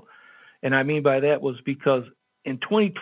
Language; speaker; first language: English; native; English